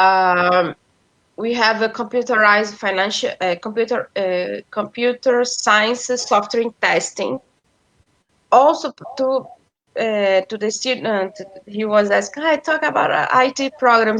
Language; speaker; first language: English; non-native, fluent; Portuguese